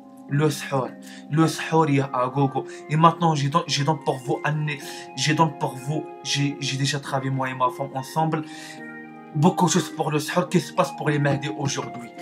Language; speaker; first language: French; non-native, learner; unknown